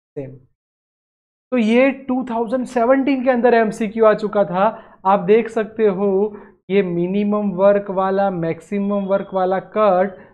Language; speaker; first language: Hindi; non-native, local second language; Gujarati